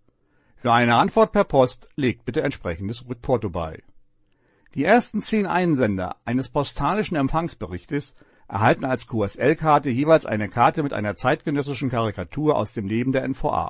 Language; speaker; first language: German; native; German